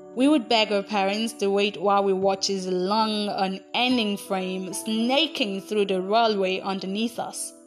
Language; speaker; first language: English; non-native, local second language; Igbo